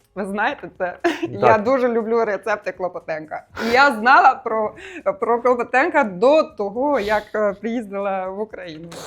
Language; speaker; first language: Ukrainian; non-native, learner; German